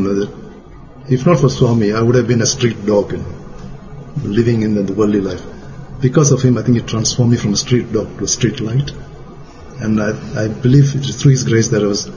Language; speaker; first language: English; non-native, local second language; Tamil